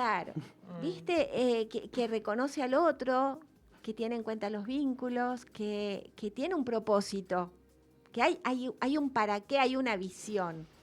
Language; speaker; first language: Spanish; native; Spanish